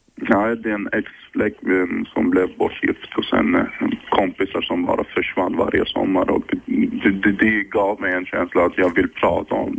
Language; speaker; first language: Swedish; early bilingual, other home language; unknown